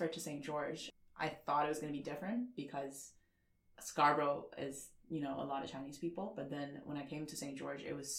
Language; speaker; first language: English; non-native, fluent; Chinese